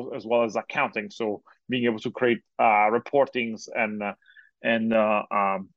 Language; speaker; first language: English; non-native, fluent; Italian